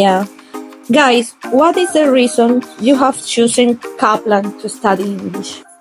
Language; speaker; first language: English; non-native, learner; Spanish